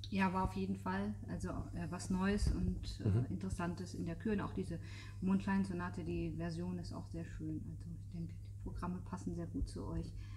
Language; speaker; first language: German; native; German